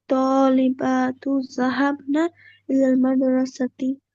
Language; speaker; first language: Arabic; non-native, learner; Bangla